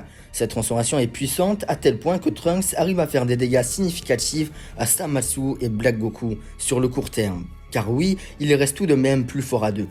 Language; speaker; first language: French; native; French